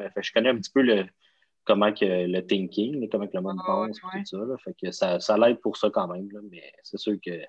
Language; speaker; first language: French; native; French